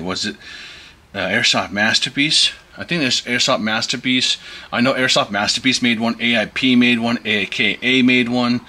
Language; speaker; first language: English; native; English